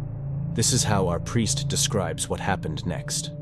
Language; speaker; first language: English; native; English